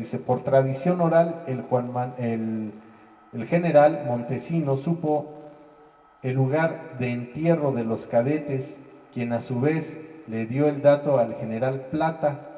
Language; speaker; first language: Spanish; native; Spanish